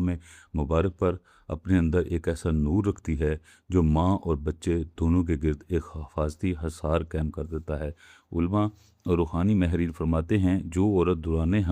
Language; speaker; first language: Urdu; native; Urdu